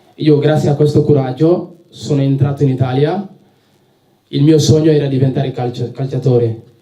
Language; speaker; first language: Italian; non-native, fluent; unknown